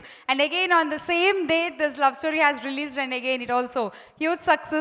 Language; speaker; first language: Telugu; native; Telugu